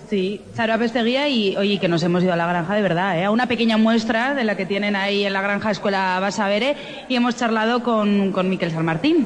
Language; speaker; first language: Spanish; native; Spanish